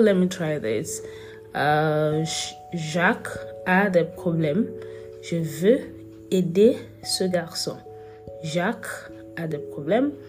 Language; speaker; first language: French; non-native, fluent; Yoruba